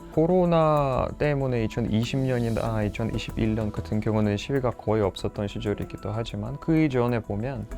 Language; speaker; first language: Korean; non-native, fluent; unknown